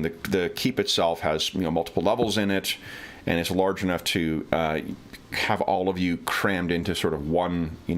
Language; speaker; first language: English; native; English